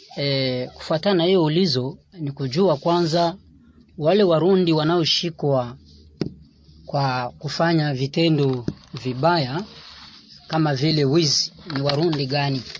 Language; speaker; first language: Swahili; non-native, local second language; Rundi